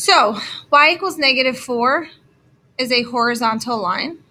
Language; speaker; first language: English; native; English